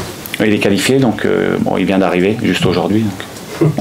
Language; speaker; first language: French; native; French